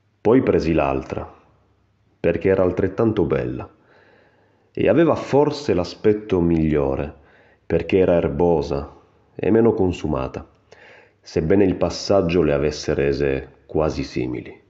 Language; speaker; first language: Italian; native; Italian